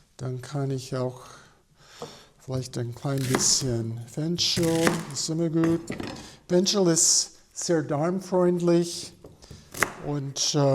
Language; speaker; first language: German; non-native, fluent; English